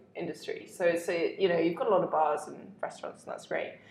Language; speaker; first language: English; native; English